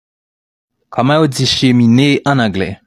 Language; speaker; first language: French; non-native, local second language; Haitian Creole